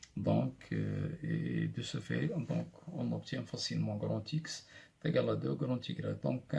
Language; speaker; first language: French; non-native, local second language; Arabic